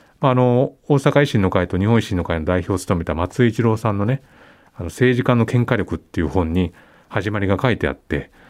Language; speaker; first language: Japanese; native; Japanese